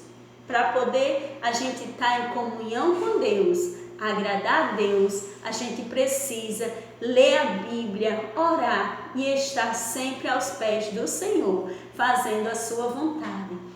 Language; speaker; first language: Portuguese; native; Portuguese